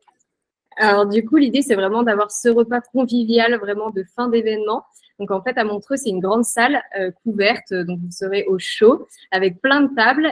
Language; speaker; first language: French; native; French